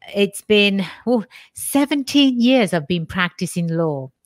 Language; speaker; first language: English; native; English